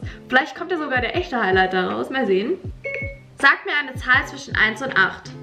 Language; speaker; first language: German; native; German